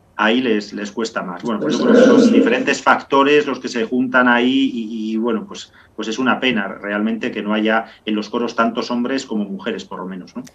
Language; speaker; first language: Spanish; native; Spanish